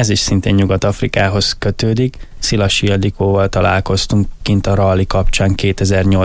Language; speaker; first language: Hungarian; native; Hungarian